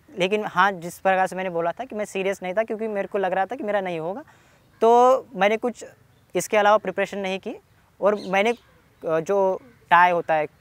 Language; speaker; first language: Hindi; non-native, local second language; Marathi